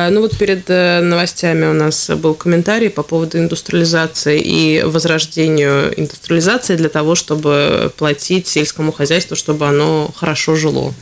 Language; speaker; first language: Russian; native; Russian